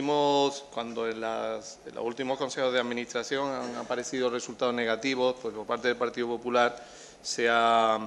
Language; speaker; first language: Spanish; native; Spanish